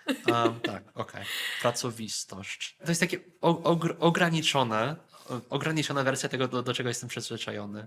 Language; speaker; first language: Polish; early bilingual, heritage; Polish